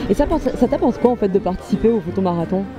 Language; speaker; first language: French; native; French